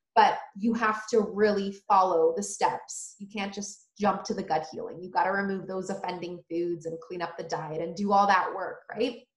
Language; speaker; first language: English; early bilingual, other home language; Polish